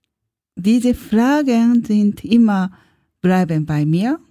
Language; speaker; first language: German; non-native, learner; Japanese